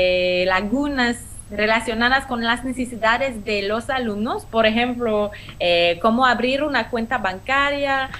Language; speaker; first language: Spanish; non-native, fluent; French